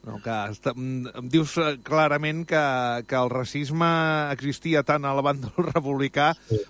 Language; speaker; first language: Catalan; native; Catalan